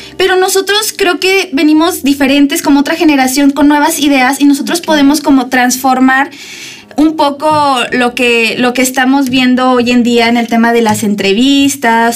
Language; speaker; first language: Spanish; native; Spanish